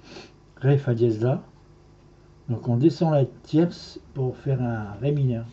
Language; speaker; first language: French; native; French